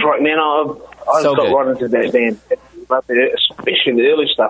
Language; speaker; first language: English; native; English